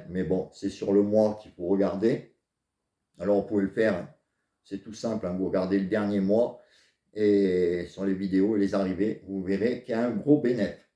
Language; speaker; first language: French; native; French